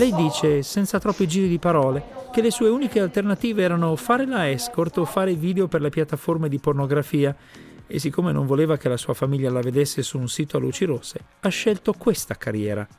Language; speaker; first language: Italian; native; Italian